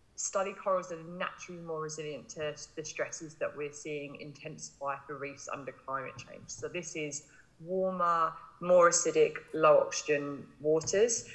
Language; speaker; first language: English; native; English